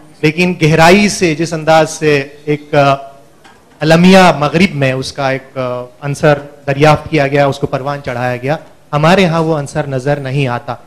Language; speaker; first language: Urdu; non-native, local second language; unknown